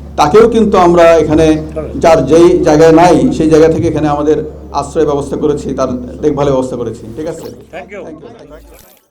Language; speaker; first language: Bangla; native; Bangla